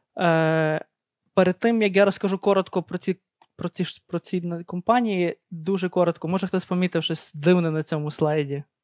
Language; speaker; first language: Ukrainian; native; Ukrainian